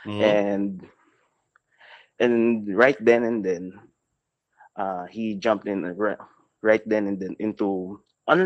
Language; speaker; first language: English; non-native, local second language; Filipino